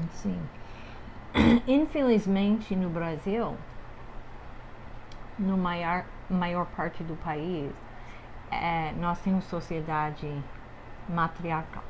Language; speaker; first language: Portuguese; non-native, fluent; English